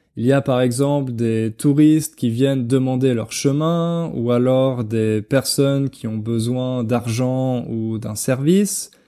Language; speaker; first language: French; native; French